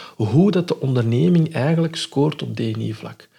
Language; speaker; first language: Dutch; non-native, fluent; Arabic